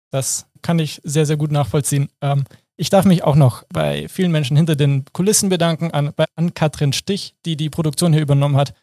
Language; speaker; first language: German; native; German